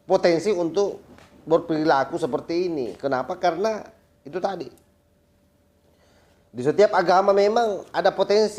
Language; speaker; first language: Indonesian; native; Indonesian